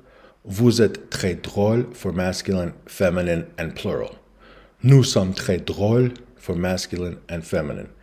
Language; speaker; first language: French; non-native, learner; English